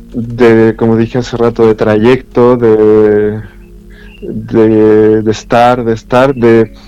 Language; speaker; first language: Spanish; native; Spanish